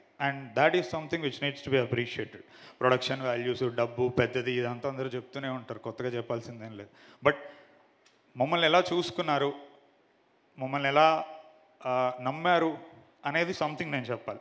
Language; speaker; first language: Telugu; native; Telugu